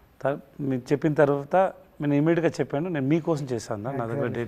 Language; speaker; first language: Telugu; non-native, learner; Tamil